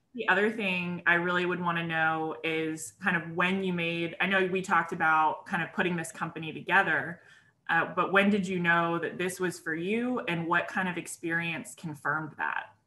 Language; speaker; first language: English; native; English